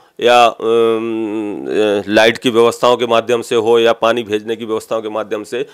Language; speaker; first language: Hindi; native; Hindi